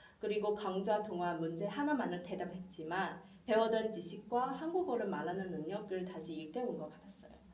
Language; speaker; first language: Korean; non-native, fluent; Chinese